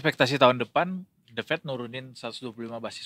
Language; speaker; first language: Indonesian; native; Indonesian